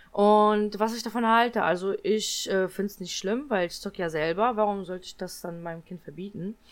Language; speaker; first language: German; early bilingual, other home language; Polish